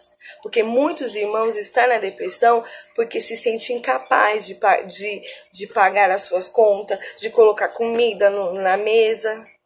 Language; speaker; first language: Portuguese; native; Portuguese